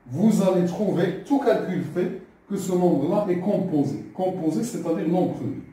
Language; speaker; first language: French; non-native, local second language; Arabic